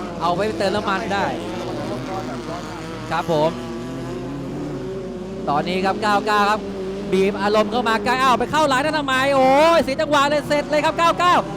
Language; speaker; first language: Thai; native; Thai